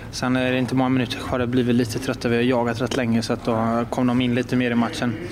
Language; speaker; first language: Swedish; native; Swedish